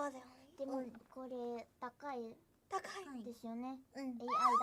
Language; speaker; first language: Japanese; non-native, learner; Indonesian